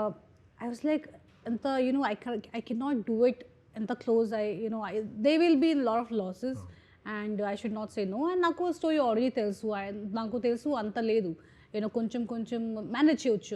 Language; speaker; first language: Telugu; non-native, fluent; Hindi